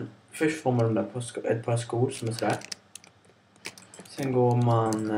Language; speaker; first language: Swedish; native; Swedish